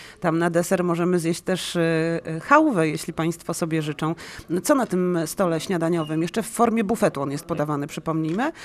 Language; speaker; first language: Polish; native; Polish